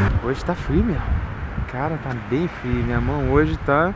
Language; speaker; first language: Portuguese; native; Portuguese